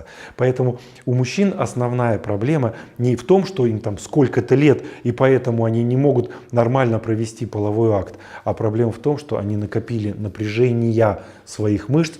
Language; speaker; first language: Russian; native; Russian